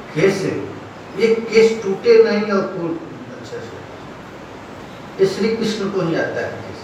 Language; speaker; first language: Hindi; non-native, local second language; Bangla